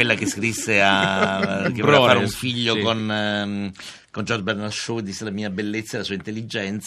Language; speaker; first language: Italian; native; Italian